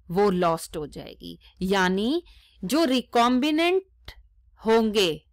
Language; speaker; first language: Hindi; native; Hindi